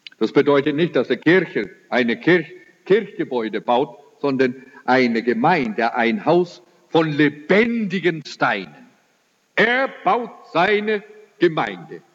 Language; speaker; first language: German; early bilingual, heritage; German